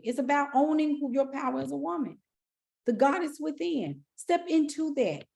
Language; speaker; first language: English; native; English